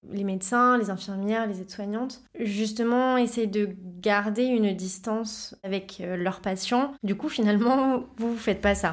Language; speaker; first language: French; native; French